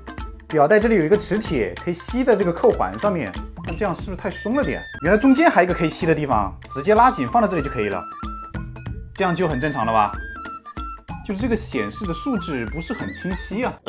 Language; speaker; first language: Chinese; native; Chinese